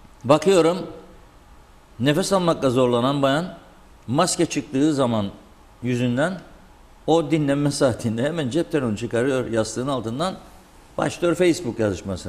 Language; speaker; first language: Turkish; native; Turkish